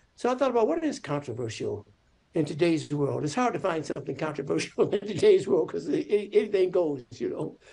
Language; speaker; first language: English; native; English